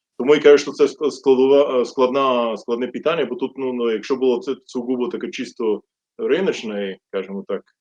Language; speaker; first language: Ukrainian; non-native, fluent; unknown